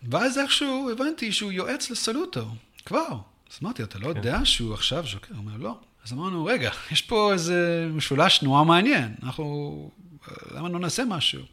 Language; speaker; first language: Hebrew; non-native, fluent; English